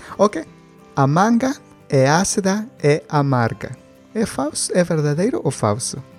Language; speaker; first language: Portuguese; non-native, learner; Spanish